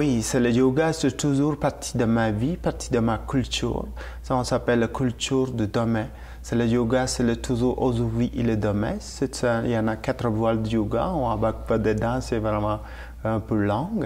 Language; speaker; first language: French; non-native, learner; Tamil